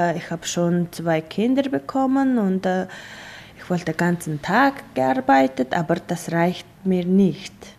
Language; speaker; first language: German; non-native, learner; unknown